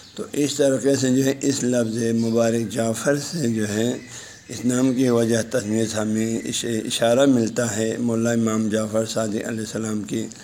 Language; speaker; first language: Urdu; non-native, local second language; Balti